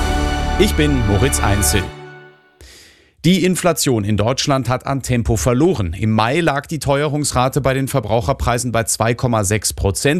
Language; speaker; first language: German; native; German